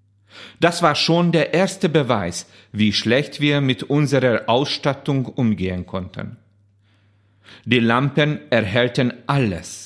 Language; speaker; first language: German; non-native, fluent; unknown